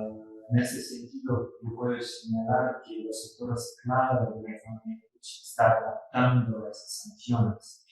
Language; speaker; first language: Spanish; non-native, fluent; Russian